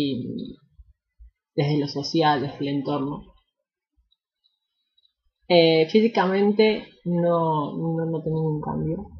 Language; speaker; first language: Spanish; native; Spanish